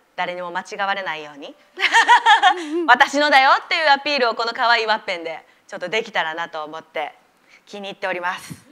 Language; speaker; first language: Japanese; native; Japanese